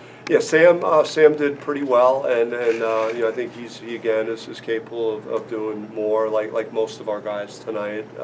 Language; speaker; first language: English; native; English